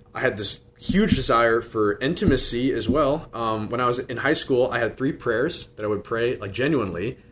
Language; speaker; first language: English; native; English